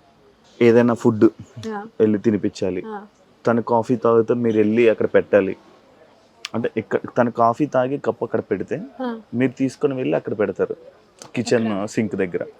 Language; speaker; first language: Telugu; native; Telugu